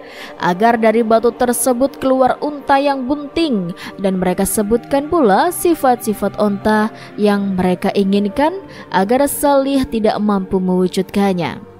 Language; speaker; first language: Indonesian; native; Indonesian